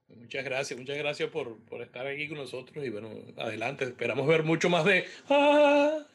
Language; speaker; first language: Spanish; native; Spanish